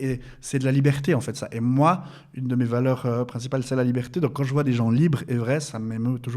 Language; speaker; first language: French; native; French